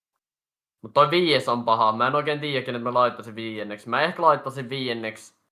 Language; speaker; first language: Finnish; native; Finnish